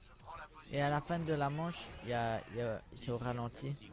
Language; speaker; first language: French; native; French